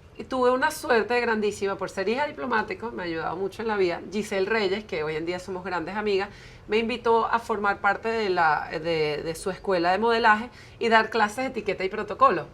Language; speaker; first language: Spanish; early bilingual, heritage; Spanish